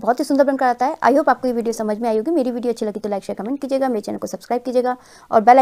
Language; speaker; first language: Hindi; non-native, local second language; Punjabi